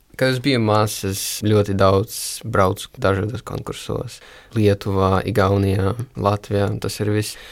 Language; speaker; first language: Latvian; early bilingual, other home language; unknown